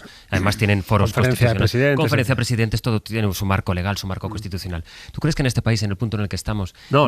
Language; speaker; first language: Spanish; native; Spanish